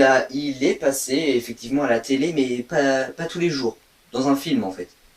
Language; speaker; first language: French; native; French